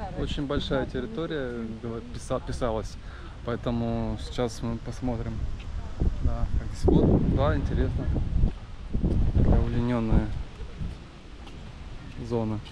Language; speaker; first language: Russian; native; Russian